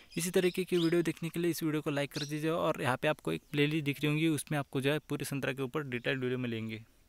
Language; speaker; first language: Hindi; non-native, local second language; Marathi